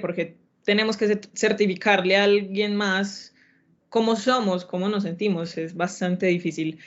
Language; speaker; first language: Spanish; native; Spanish